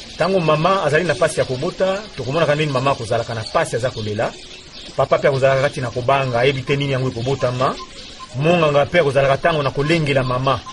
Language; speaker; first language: Lingala; non-native, local second language; Kongo